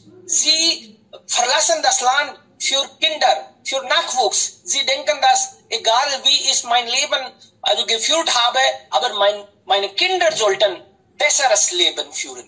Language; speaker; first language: German; non-native, fluent; Hindi